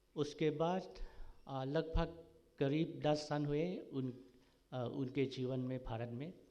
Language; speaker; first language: Hindi; non-native, learner; Thai